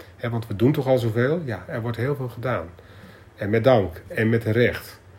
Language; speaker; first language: Dutch; native; Dutch